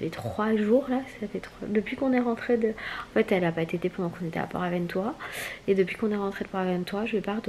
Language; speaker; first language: French; native; French